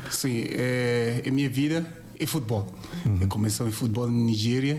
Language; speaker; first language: Portuguese; non-native, learner; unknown